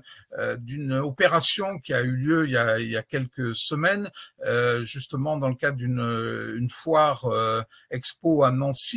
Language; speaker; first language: French; native; French